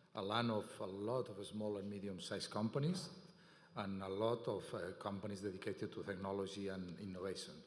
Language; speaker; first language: English; non-native, fluent; Catalan